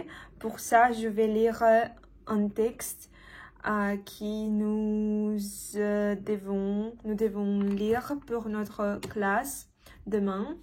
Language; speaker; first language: French; non-native, learner; Russian